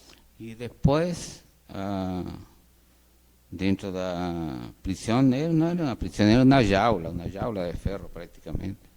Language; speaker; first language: Portuguese; non-native, fluent; Spanish